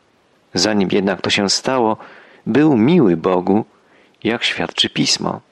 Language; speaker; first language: Polish; native; Polish